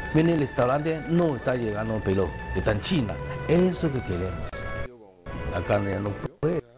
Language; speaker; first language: Spanish; non-native, learner; Cantonese